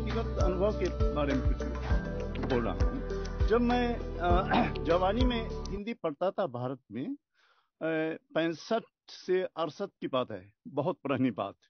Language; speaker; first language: Hindi; non-native, fluent; Japanese